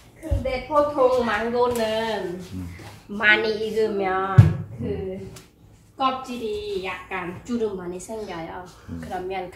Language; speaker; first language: Korean; non-native, fluent; Khmer